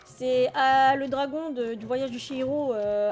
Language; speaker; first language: French; native; French